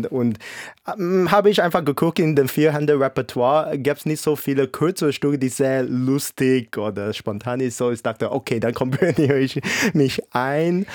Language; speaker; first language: German; non-native, fluent; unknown